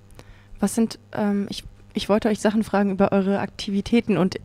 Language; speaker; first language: German; native; German